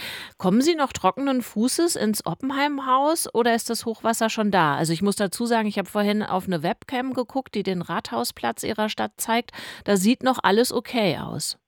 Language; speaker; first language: German; native; German